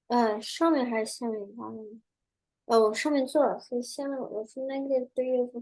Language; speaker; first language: Chinese; early bilingual, heritage; Chinese